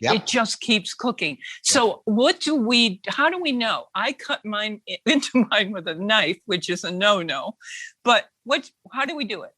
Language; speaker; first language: English; native; English